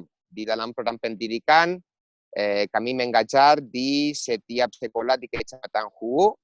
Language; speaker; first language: Indonesian; non-native, fluent; Spanish